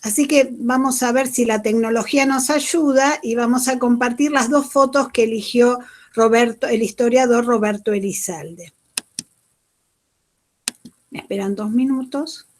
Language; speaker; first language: Spanish; native; Spanish